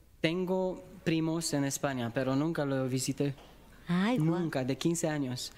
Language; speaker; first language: Spanish; non-native, learner; Romanian